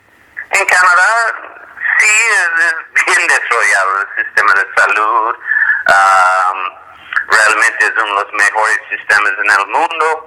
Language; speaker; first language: Spanish; non-native, fluent; English